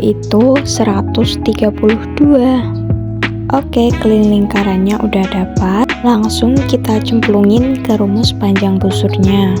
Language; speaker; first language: Indonesian; native; Indonesian